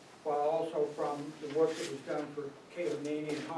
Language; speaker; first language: English; native; English